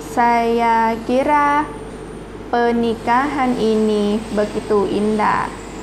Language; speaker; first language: Indonesian; non-native, learner; Thai